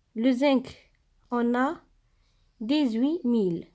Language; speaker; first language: French; non-native, local second language; Arabic